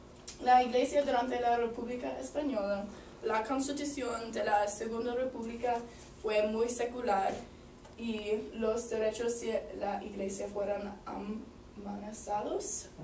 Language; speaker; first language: Spanish; non-native, learner; English